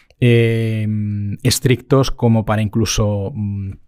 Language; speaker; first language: Spanish; native; Spanish